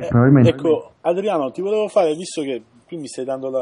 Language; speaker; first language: Italian; native; Italian